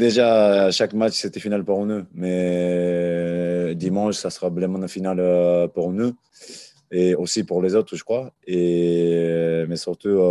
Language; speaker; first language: French; non-native, learner; Japanese